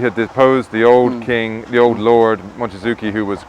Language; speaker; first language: English; native; English